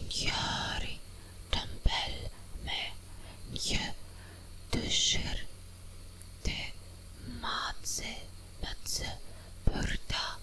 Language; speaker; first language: Albanian; non-native, learner; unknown